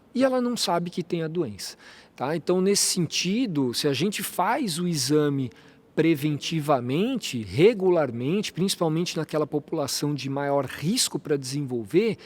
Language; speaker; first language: Portuguese; native; Portuguese